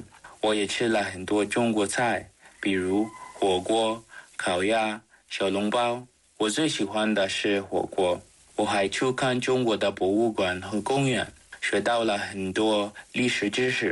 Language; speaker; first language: Chinese; non-native, fluent; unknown